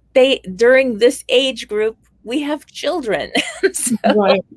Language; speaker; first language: English; native; English